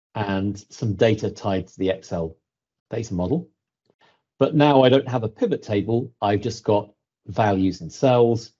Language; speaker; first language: English; native; English